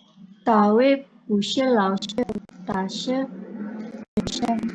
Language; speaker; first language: Chinese; non-native, learner; Indonesian